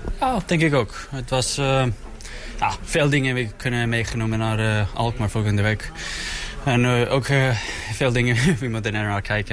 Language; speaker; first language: Dutch; non-native, learner; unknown